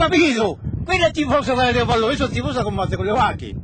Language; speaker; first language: Italian; native; Italian